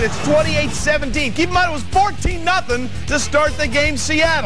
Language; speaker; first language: English; native; English